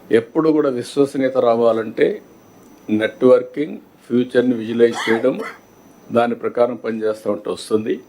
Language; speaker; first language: Telugu; native; Telugu